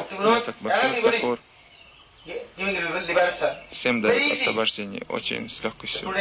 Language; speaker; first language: Russian; non-native, learner; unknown